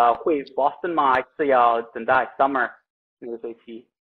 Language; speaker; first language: Chinese; non-native, fluent; Italian